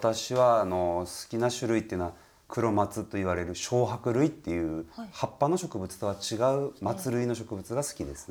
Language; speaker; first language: Japanese; native; Japanese